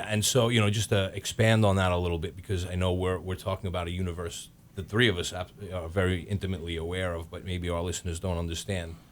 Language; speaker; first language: English; native; English